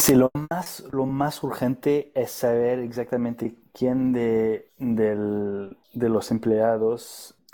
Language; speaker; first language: Spanish; non-native, fluent; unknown